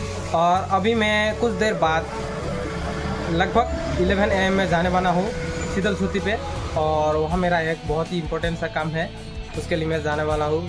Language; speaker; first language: Hindi; non-native, local second language; Assamese